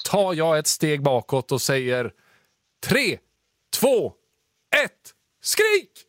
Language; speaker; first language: Swedish; native; Swedish